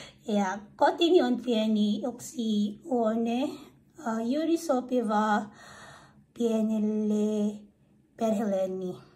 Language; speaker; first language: Finnish; non-native, learner; Filipino